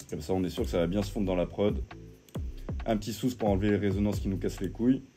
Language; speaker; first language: French; native; French